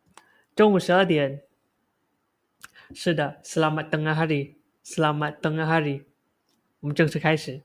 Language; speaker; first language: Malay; non-native, local second language; Chinese